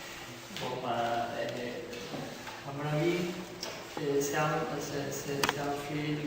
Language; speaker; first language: French; non-native, learner; Spanish